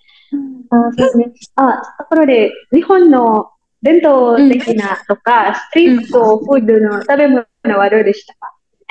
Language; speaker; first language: Japanese; non-native, learner; Indonesian